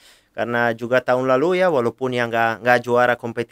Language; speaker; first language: Indonesian; non-native, fluent; Italian